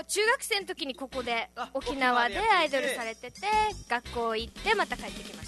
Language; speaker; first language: Japanese; native; Japanese